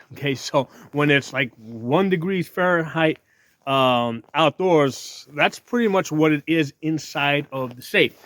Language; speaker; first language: English; native; English